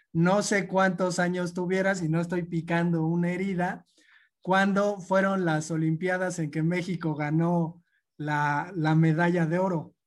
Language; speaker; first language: Spanish; native; Spanish